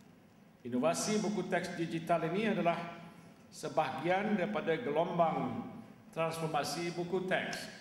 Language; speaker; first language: Malay; native; Malay